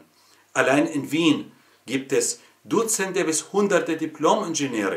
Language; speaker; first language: German; non-native, fluent; Arabic